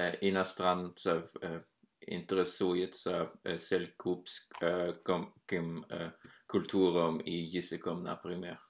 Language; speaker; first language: Russian; non-native, fluent; Norwegian